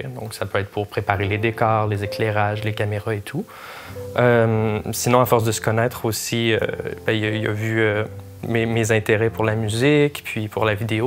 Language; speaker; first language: French; native; French